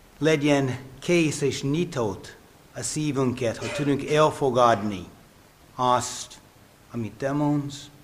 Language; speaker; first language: Hungarian; non-native, fluent; English